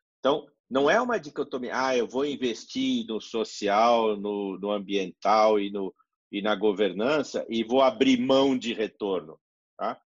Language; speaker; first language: Portuguese; native; Portuguese